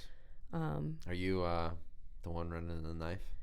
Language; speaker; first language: English; native; English